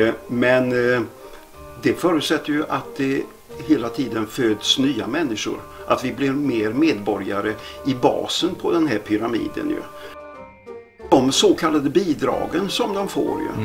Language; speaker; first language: Swedish; native; Swedish